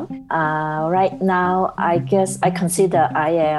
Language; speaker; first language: English; non-native, local second language; Cantonese